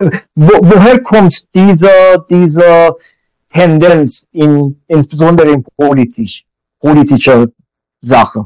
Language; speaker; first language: German; non-native, learner; Persian